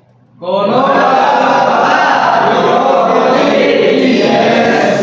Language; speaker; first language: Japanese; non-native, learner; Indonesian